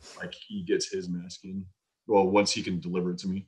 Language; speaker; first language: English; native; English